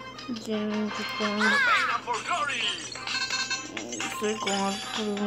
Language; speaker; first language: Spanish; native; Spanish